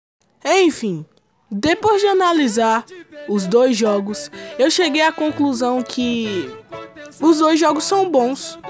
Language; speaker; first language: Portuguese; native; Portuguese